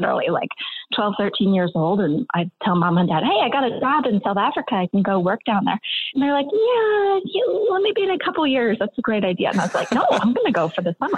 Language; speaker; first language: English; native; English